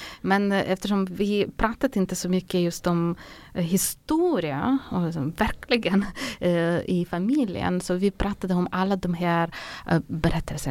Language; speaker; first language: Swedish; non-native, fluent; Ukrainian